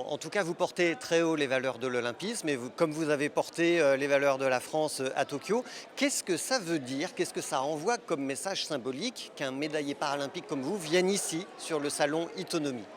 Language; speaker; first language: French; native; French